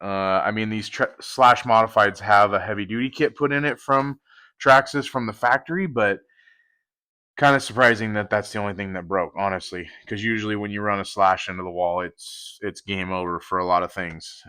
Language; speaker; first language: English; native; English